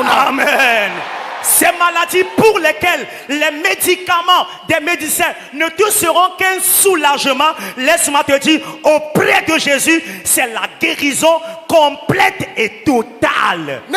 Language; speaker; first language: French; non-native, local second language; Ewe